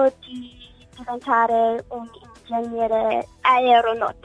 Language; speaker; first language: Italian; non-native, learner; English